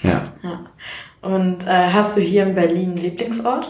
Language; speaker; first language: German; native; German